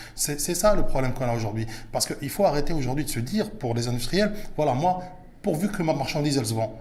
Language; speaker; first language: French; early bilingual, other home language; Arabic